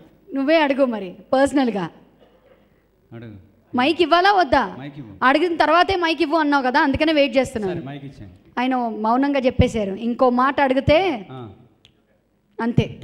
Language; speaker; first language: Telugu; native; Telugu